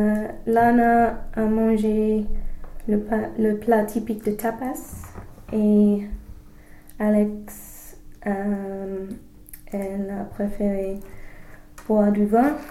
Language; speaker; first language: French; non-native, learner; English